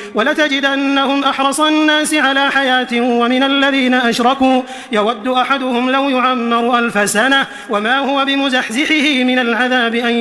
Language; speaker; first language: Arabic; native; Arabic